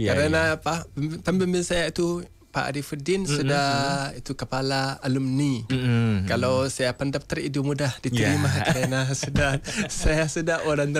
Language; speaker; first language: Indonesian; non-native, learner; Hausa